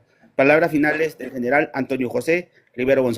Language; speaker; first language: Spanish; native; Spanish